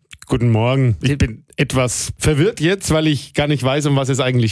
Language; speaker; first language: German; native; German